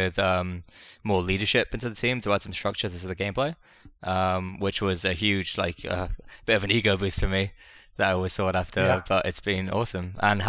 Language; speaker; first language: English; native; English